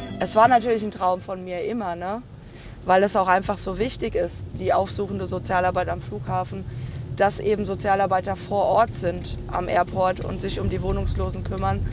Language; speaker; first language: German; native; German